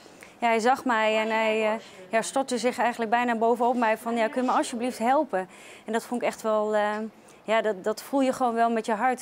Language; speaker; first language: Dutch; native; Dutch